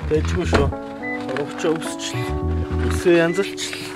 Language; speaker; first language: Mongolian; native; Mongolian